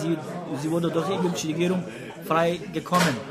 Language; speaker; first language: German; non-native, learner; Uyghur